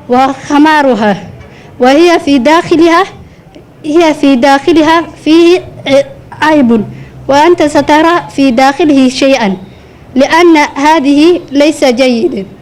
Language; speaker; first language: Arabic; non-native, learner; Somali